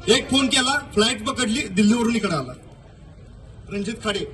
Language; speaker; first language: Marathi; native; Marathi